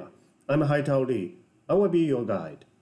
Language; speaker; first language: English; non-native, fluent; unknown